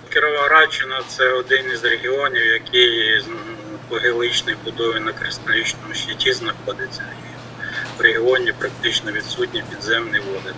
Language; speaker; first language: Ukrainian; native; Ukrainian